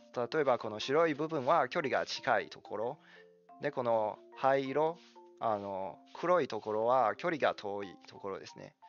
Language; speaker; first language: Japanese; non-native, fluent; Chinese